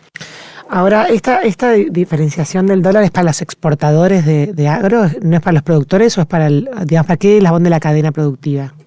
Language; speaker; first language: Spanish; native; Spanish